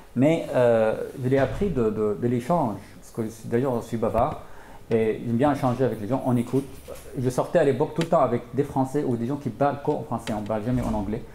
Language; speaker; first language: French; non-native, fluent; Arabic